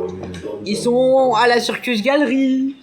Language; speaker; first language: French; native; French